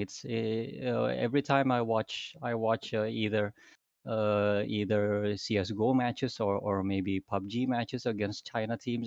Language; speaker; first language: English; non-native, fluent; Indonesian